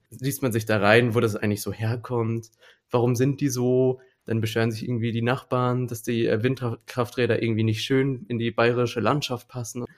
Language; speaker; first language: German; native; German